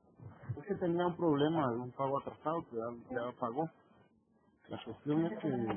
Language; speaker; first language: Spanish; native; Spanish